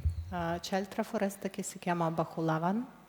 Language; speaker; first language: Italian; non-native, fluent; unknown